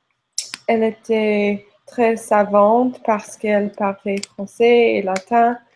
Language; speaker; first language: French; non-native, learner; English